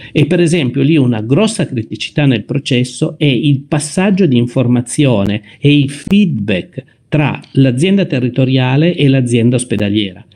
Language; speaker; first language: Italian; native; Italian